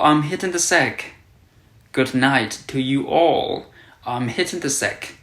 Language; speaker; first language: English; non-native, fluent; Burmese